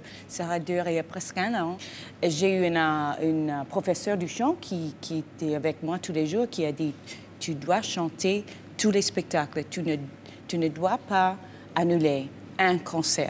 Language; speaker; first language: French; non-native, fluent; English